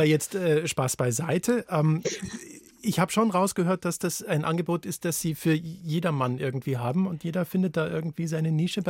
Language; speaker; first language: German; native; German